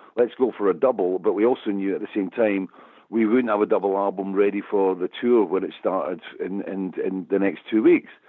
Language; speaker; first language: English; native; English